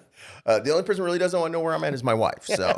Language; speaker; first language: English; native; English